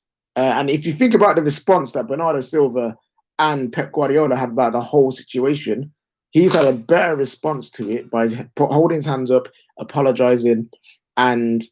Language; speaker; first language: English; native; English